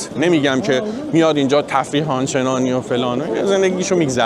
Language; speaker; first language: Persian; native; Persian